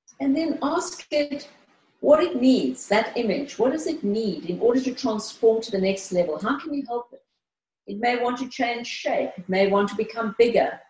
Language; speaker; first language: English; early bilingual, other home language; Greek